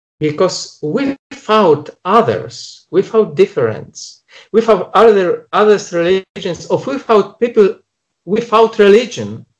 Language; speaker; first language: English; non-native, fluent; Polish